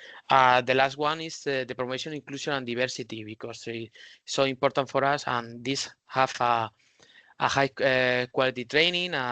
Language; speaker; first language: English; non-native, learner; Spanish